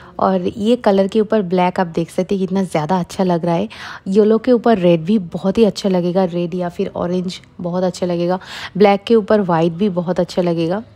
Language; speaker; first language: Hindi; non-native, local second language; Bangla